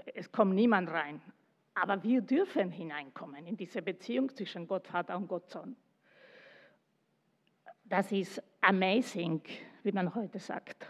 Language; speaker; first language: German; non-native, fluent; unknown